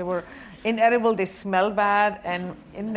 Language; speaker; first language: English; non-native, local second language; Sindhi